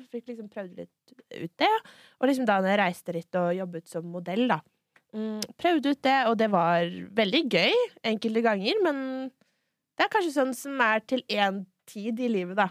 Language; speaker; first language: Norwegian; native; Norwegian